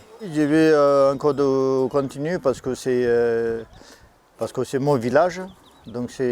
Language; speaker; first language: French; non-native, learner; Nepali